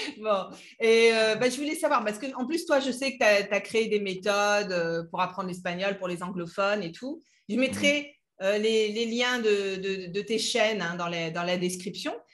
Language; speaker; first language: French; native; French